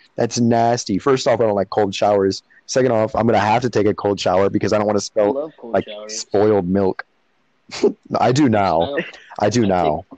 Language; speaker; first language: English; native; English